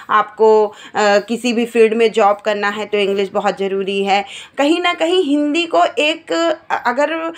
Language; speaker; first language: Hindi; native; Hindi